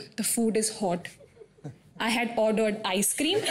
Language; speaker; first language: English; non-native, local second language; Hindi